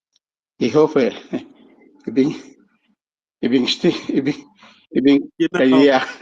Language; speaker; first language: German; non-native, learner; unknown